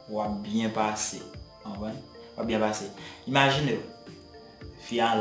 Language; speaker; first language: French; non-native, learner; Haitian Creole